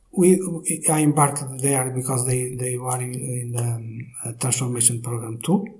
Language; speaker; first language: English; non-native, fluent; Portuguese